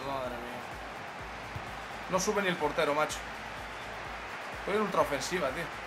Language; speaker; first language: Spanish; native; Spanish